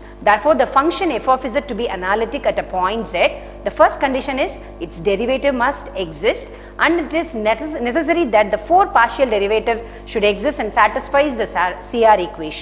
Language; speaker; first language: English; non-native, local second language; Tamil